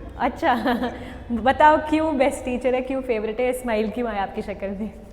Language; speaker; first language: Hindi; non-native, local second language; Tamil